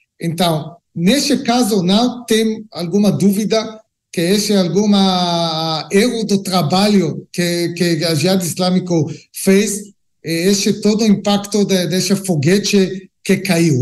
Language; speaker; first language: Portuguese; non-native, learner; Hebrew